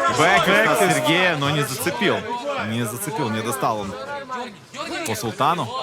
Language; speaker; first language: Russian; native; Russian